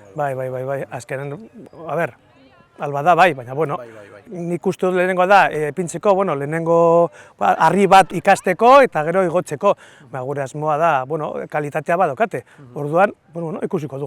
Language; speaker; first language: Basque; non-native, learner; Spanish